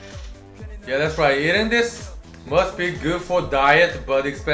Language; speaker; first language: English; non-native, learner; Korean